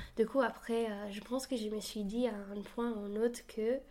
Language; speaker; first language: French; non-native, fluent; English